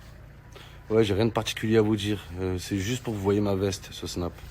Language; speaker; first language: French; native; French